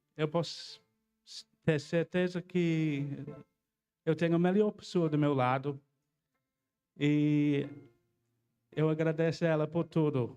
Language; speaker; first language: Portuguese; non-native, fluent; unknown